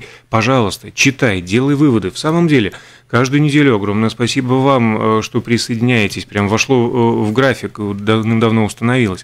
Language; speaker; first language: Russian; native; Russian